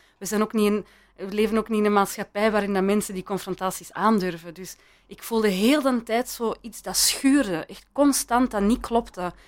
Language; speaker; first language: Dutch; early bilingual, other home language; Persian